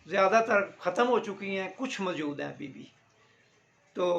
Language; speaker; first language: Urdu; non-native, local second language; Punjabi